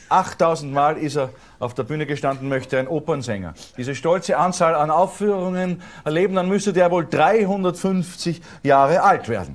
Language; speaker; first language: German; native; German